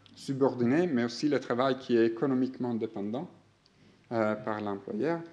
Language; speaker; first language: French; non-native, fluent; Greek